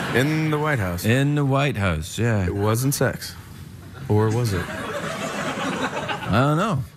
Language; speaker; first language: English; native; English